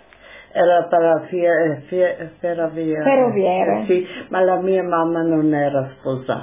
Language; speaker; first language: Italian; non-native, local second language; German